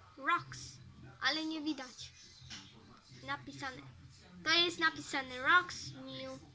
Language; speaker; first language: Polish; early bilingual, heritage; Polish